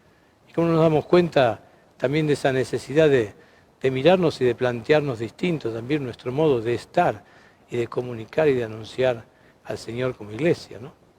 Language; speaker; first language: Spanish; native; Spanish